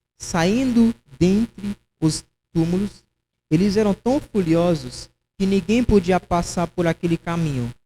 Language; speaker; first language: Portuguese; non-native, fluent; Haitian Creole